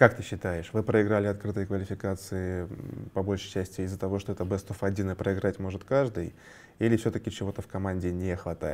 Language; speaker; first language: Russian; native; Russian